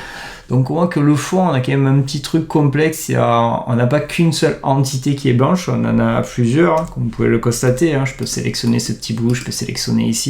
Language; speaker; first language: French; native; French